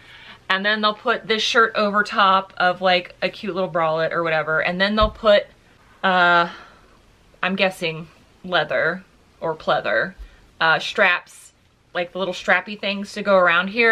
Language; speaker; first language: English; native; English